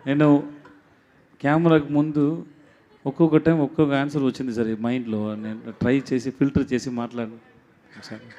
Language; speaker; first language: Telugu; non-native, learner; Tamil